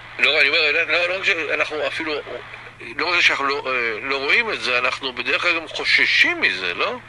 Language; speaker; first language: Hebrew; native; Hebrew